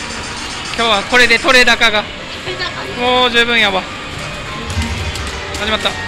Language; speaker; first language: Japanese; native; Japanese